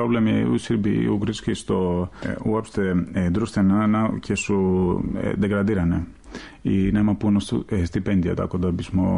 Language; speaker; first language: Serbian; non-native, fluent; Greek